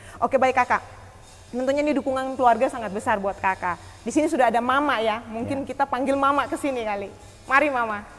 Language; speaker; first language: Indonesian; native; Indonesian